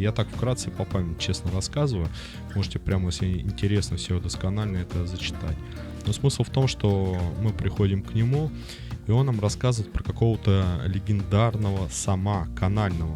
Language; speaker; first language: Russian; native; Russian